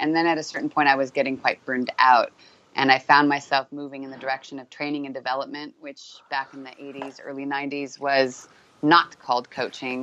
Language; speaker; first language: English; native; English